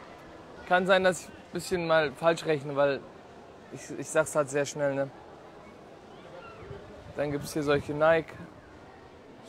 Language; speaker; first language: German; non-native, fluent; Turkish